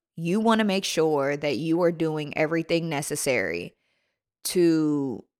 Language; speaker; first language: English; native; English